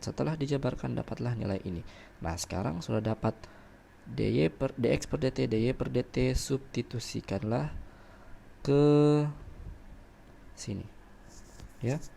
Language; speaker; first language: Indonesian; native; Indonesian